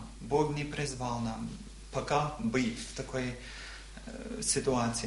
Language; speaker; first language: Russian; non-native, learner; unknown